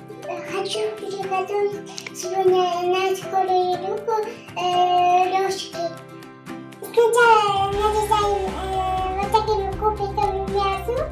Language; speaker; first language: Russian; non-native, local second language; Kyrgyz